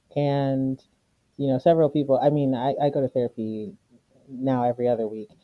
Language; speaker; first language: English; native; English